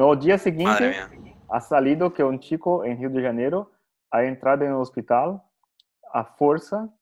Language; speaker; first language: Portuguese; non-native, learner; Spanish